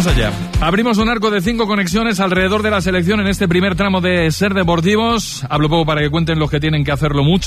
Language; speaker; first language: Spanish; native; Spanish